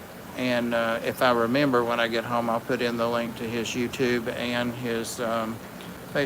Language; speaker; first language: English; native; English